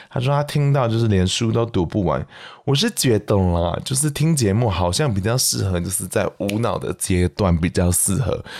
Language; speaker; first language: Chinese; native; Chinese